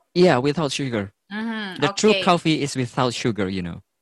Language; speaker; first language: English; non-native, fluent; Indonesian